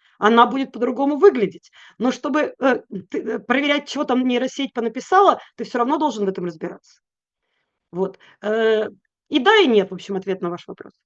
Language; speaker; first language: Russian; native; Russian